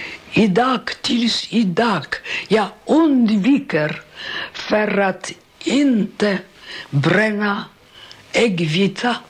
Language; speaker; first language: Swedish; non-native, learner; Polish